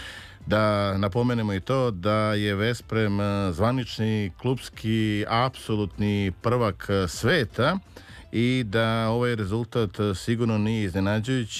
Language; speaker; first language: Serbian; native; Serbian